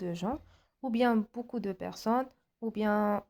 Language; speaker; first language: French; non-native, local second language; Arabic